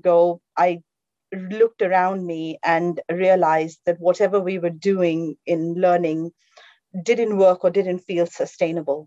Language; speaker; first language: English; non-native, local second language; Konkani